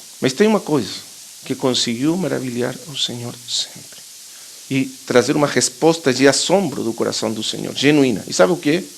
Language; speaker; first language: Portuguese; native; Portuguese